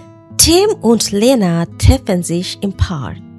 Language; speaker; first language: German; non-native, learner; Bangla